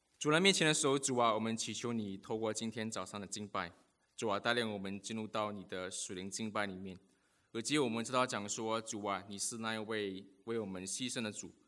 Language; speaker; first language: Chinese; non-native, local second language; Cantonese